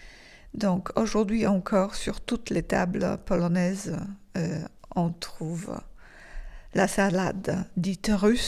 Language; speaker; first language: French; non-native, fluent; Polish